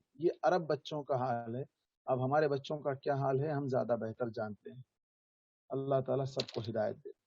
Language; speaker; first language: Urdu; native; Urdu